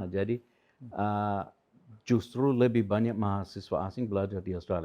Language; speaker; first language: Indonesian; non-native, fluent; English